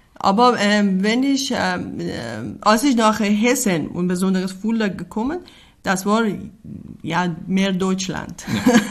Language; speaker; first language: German; non-native, learner; Persian